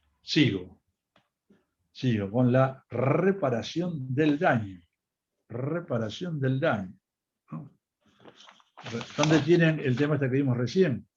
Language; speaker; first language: Spanish; native; Spanish